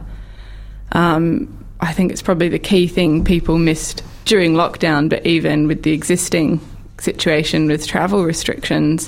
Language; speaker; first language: English; native; English